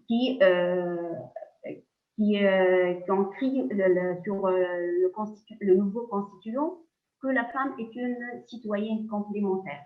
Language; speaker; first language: French; non-native, local second language; Arabic